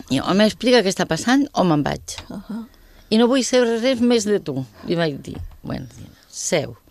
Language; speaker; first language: Catalan; non-native, local second language; Spanish